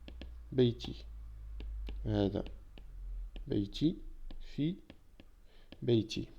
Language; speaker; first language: Arabic; non-native, fluent; French